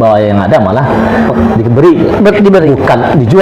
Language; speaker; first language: Indonesian; native; Indonesian